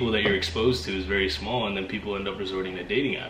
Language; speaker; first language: English; native; English